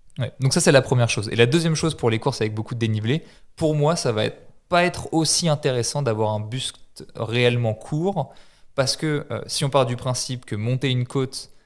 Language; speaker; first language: French; native; French